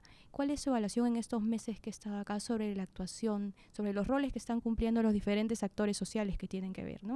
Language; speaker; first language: Spanish; native; Spanish